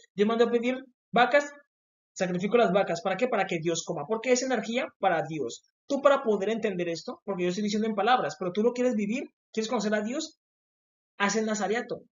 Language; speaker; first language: Spanish; native; Spanish